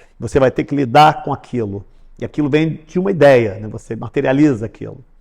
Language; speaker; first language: Portuguese; native; Portuguese